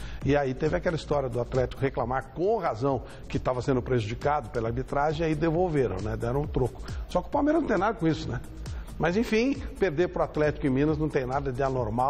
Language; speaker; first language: Portuguese; native; Portuguese